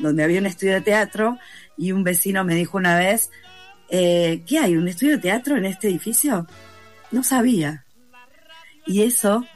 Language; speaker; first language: Spanish; native; Spanish